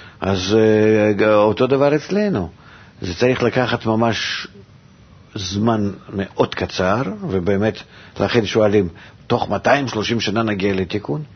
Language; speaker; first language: Hebrew; non-native, fluent; Russian